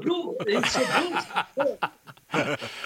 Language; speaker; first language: Swedish; non-native, fluent; English